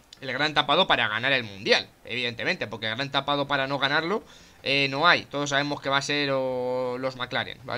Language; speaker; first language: Spanish; native; Spanish